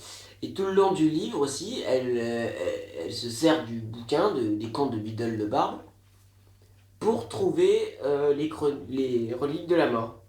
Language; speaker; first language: French; native; French